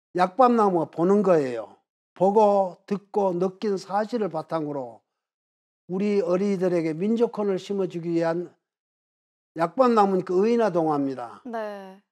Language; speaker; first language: Korean; native; Korean